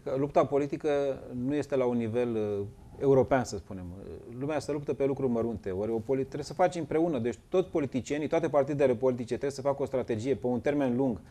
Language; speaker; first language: Romanian; native; Romanian